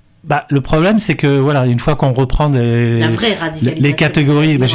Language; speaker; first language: French; native; French